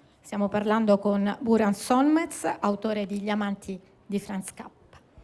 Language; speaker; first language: Italian; native; Italian